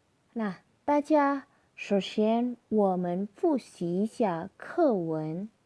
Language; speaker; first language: Chinese; non-native, fluent; Indonesian